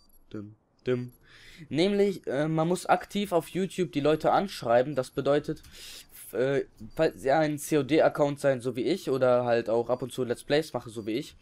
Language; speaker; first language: German; native; German